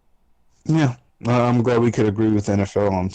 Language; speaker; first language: English; native; English